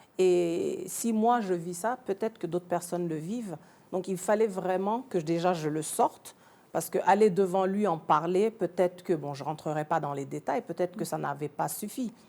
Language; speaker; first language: French; early bilingual, other home language; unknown